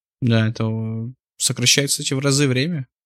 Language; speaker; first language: Russian; native; Russian